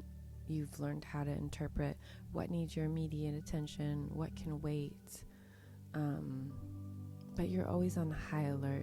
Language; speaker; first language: English; native; English